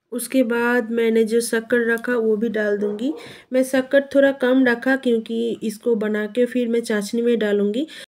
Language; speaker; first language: Hindi; non-native, local second language; Bangla